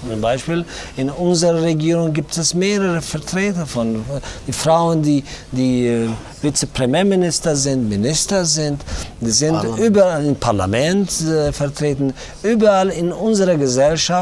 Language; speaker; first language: German; non-native, fluent; Tajik